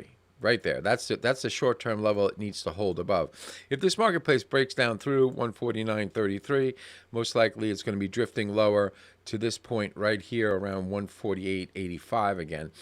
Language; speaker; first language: English; native; English